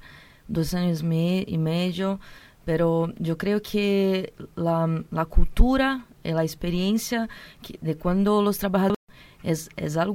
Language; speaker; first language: Spanish; non-native, learner; Portuguese